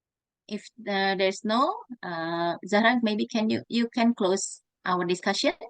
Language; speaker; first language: English; non-native, fluent; Indonesian